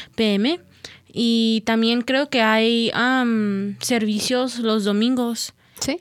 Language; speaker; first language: Spanish; early bilingual, heritage; Spanish